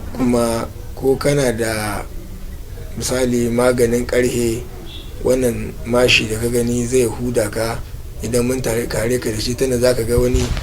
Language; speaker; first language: Hausa; non-native, local second language; Tamasheq